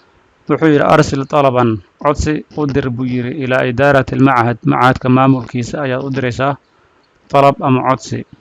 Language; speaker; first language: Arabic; non-native, fluent; Somali